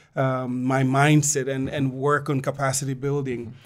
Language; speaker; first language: English; non-native, local second language; Bemba